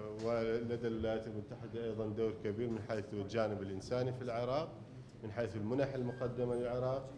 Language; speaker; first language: Arabic; native; Arabic